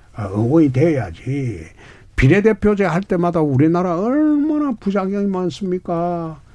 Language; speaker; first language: Korean; native; Korean